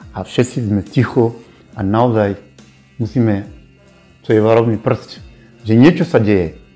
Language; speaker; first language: Slovak; non-native, fluent; Bambara